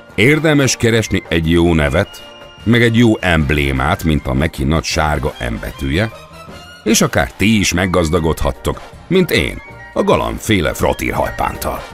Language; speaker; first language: Hungarian; native; Hungarian